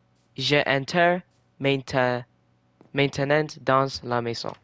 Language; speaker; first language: French; non-native, learner; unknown